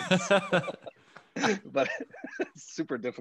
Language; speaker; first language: English; native; English